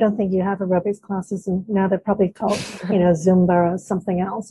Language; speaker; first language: English; native; English